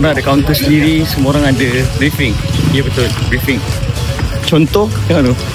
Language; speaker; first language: Malay; native; Malay